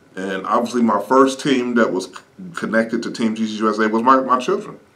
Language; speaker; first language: English; native; English